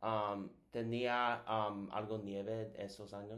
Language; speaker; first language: Spanish; non-native, learner; English